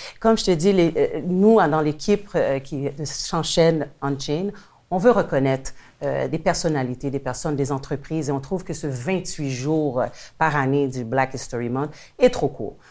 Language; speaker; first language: French; native; French